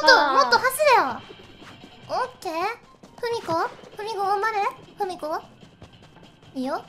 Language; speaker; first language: Japanese; native; Japanese